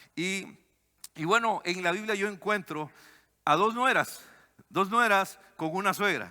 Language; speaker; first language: Spanish; native; Spanish